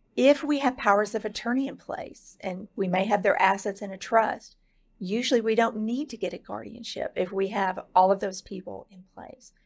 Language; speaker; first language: English; native; English